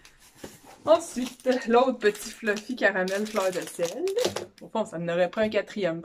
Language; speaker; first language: French; native; French